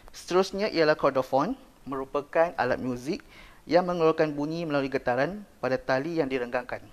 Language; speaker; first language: Malay; native; Malay